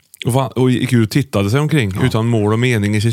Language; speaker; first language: Swedish; native; Swedish